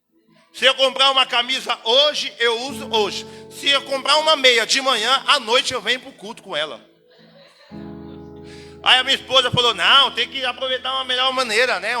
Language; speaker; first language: Portuguese; native; Portuguese